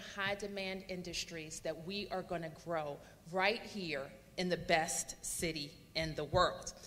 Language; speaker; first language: English; native; English